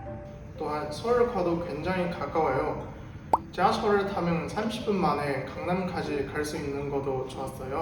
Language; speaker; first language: Korean; non-native, fluent; Chinese